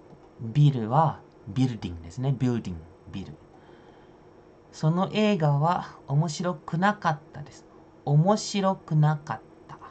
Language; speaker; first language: Japanese; non-native, fluent; Indonesian